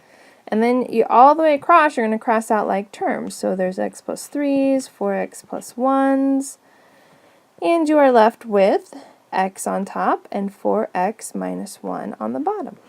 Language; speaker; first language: English; native; English